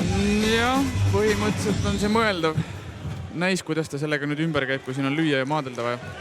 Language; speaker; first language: Estonian; native; Estonian